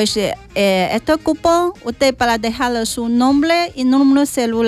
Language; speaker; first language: Spanish; non-native, learner; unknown